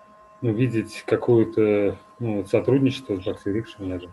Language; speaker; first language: Russian; native; Russian